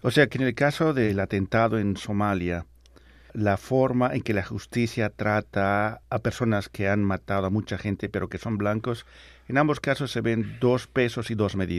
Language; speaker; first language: Spanish; native; Spanish